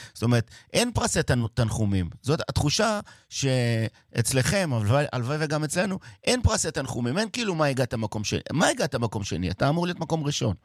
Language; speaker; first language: Hebrew; native; Hebrew